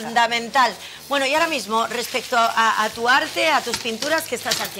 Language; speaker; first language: Spanish; native; Spanish